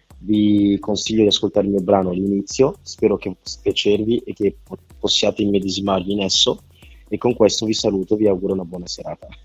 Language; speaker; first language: Italian; early bilingual, other home language; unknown